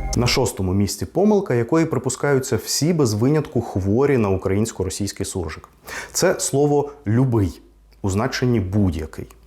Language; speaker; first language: Ukrainian; non-native, local second language; Russian